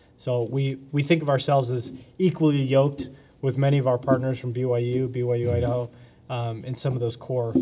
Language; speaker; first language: English; native; English